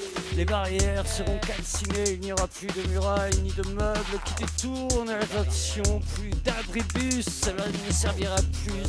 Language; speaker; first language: French; native; French